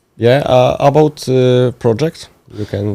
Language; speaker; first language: English; non-native, learner; Polish